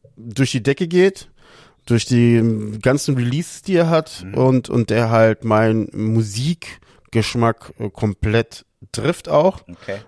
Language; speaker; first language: German; early bilingual, other home language; Portuguese